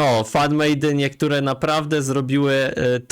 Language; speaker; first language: Polish; native; Polish